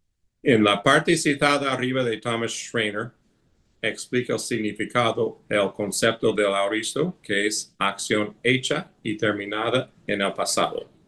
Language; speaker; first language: Spanish; non-native, fluent; English